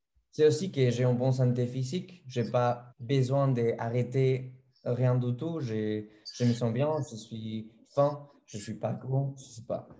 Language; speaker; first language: French; non-native, fluent; Spanish